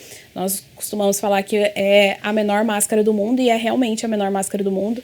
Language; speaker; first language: Portuguese; native; Portuguese